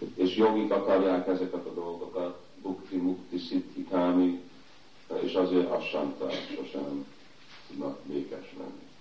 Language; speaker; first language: Hungarian; early bilingual, heritage; Hungarian